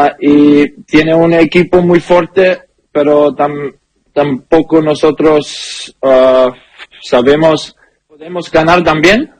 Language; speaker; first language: Spanish; non-native, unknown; German